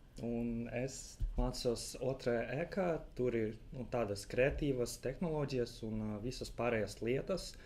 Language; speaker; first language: Latvian; non-native, local second language; Russian